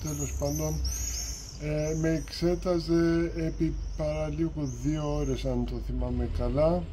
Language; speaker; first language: Greek; early bilingual, heritage; Greek